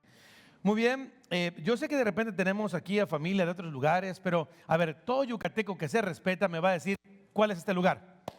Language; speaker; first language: Spanish; native; Spanish